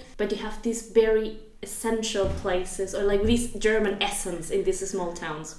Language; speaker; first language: English; non-native, fluent; Spanish